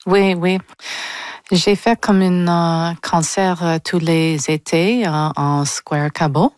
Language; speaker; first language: French; non-native, local second language; English